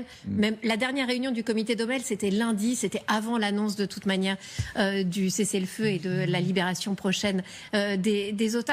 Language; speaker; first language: French; native; French